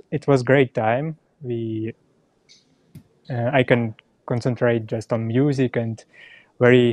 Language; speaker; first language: English; non-native, learner; Russian